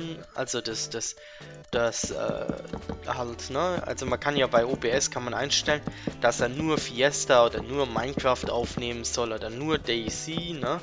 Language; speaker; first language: German; native; German